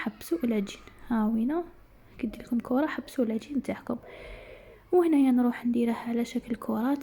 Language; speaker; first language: Arabic; native; Arabic